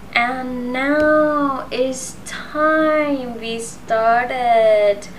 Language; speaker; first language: English; non-native, fluent; Thai